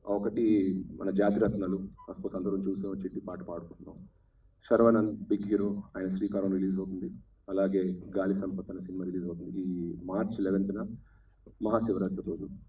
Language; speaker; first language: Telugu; native; Telugu